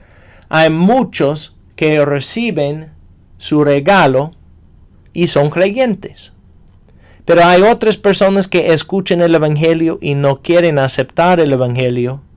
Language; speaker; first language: Spanish; non-native, fluent; English